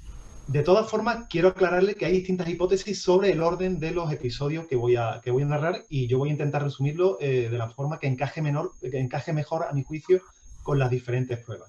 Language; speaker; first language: Spanish; native; Spanish